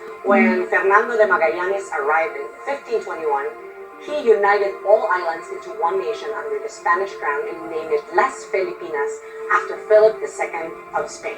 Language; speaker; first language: English; non-native, local second language; Filipino